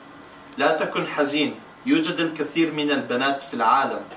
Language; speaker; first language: Arabic; non-native, learner; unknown